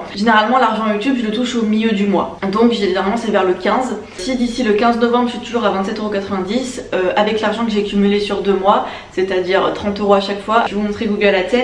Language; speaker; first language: French; native; French